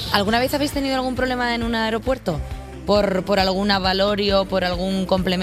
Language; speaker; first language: Spanish; native; Spanish